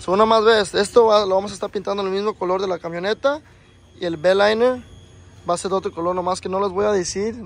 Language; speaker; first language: Spanish; early bilingual, heritage; Spanish